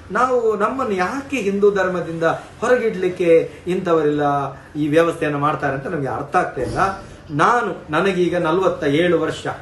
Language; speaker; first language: Kannada; non-native, local second language; Tulu